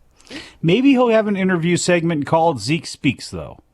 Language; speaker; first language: English; native; English